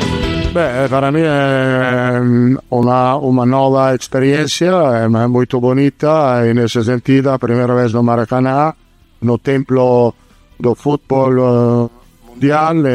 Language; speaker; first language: Portuguese; non-native, learner; Italian